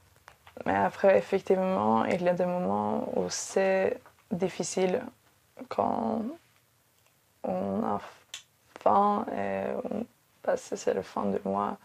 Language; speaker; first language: French; non-native, fluent; Swedish